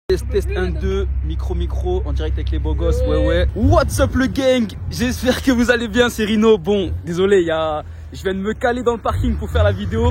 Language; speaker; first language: French; native; French